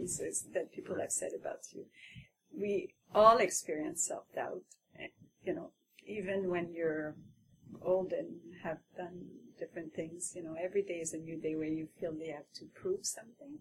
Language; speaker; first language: English; non-native, fluent; French